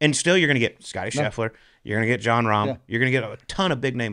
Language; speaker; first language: English; native; English